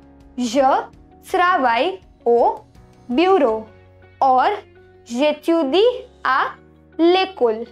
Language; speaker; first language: French; non-native, fluent; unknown